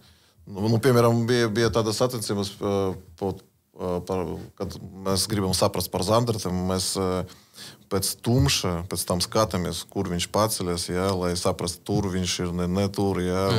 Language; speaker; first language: Latvian; non-native, learner; Russian